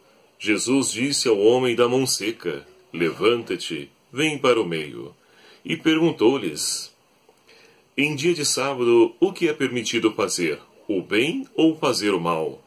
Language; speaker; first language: Portuguese; native; Portuguese